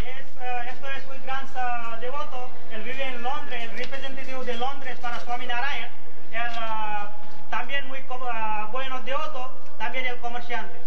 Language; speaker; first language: Spanish; non-native, learner; Gujarati